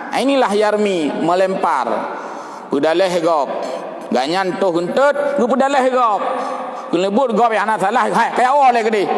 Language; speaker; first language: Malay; non-native, local second language; Achinese